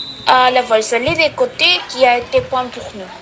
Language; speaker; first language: French; non-native, learner; Spanish